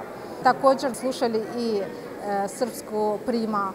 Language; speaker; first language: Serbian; non-native, fluent; Azerbaijani